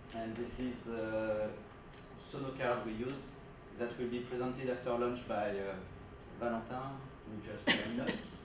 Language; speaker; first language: English; non-native, fluent; French